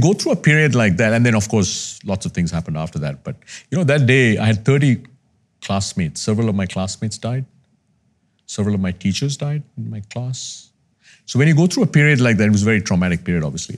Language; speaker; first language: English; non-native, local second language; Tamil